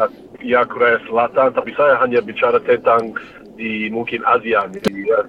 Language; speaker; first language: Indonesian; non-native, fluent; English